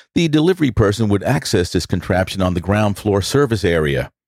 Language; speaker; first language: English; native; English